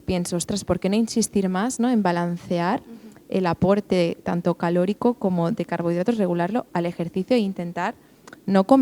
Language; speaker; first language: Spanish; non-native, local second language; Catalan